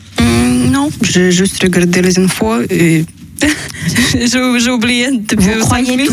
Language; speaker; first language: French; non-native, learner; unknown